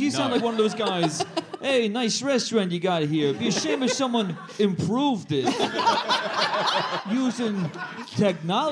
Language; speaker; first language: English; native; English